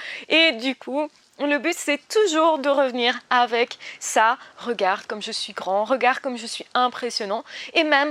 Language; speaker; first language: French; native; French